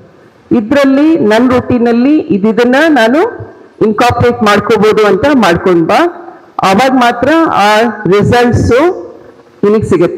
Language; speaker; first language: Kannada; native; Kannada